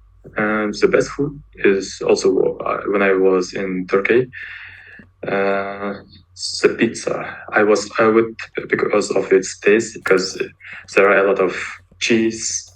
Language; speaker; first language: English; non-native, learner; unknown